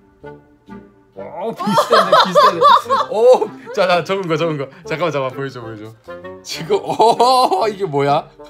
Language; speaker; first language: Korean; native; Korean